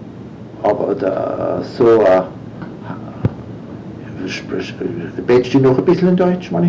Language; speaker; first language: German; early bilingual, heritage; English